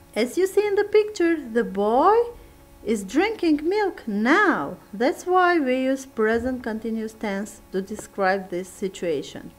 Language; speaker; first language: English; non-native, fluent; Turkish